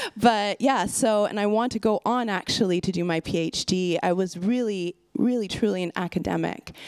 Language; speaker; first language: English; native; English